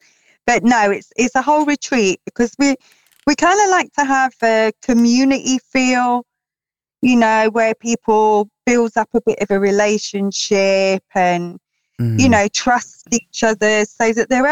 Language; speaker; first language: English; native; English